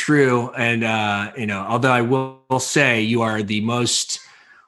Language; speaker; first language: English; native; English